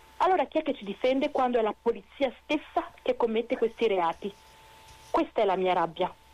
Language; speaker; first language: Italian; non-native, fluent; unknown